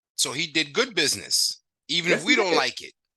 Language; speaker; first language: English; native; English